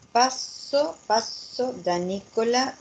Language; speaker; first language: Italian; non-native, learner; Spanish